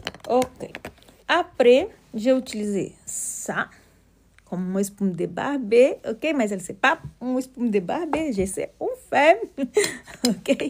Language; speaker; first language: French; non-native, learner; Portuguese